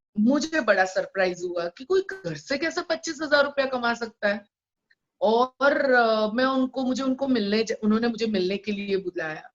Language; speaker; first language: Hindi; non-native, local second language; Gujarati